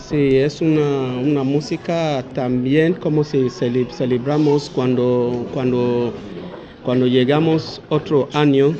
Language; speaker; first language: Spanish; non-native, learner; Bini